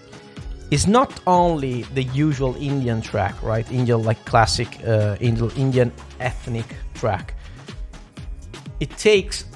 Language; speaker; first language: English; non-native, fluent; Italian